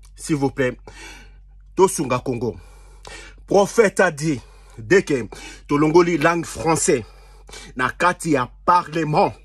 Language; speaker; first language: French; non-native, local second language; Lingala